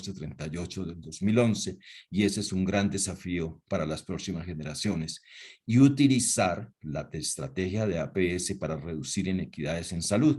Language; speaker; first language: Spanish; native; Spanish